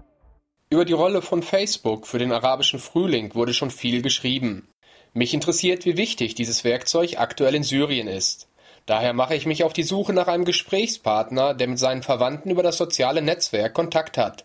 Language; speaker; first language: German; native; German